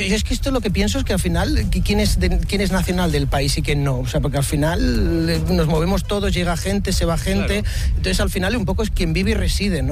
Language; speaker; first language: Spanish; native; Spanish